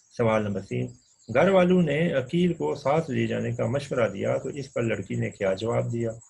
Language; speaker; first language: Urdu; non-native, local second language; Punjabi